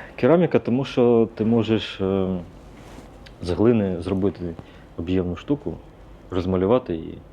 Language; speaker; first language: Ukrainian; native; Ukrainian